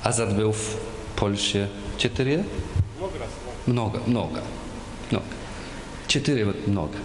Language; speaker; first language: Russian; non-native, learner; Polish